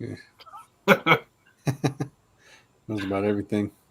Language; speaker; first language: English; native; English